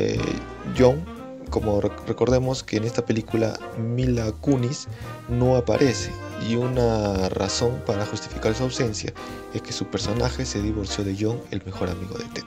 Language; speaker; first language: Spanish; native; Spanish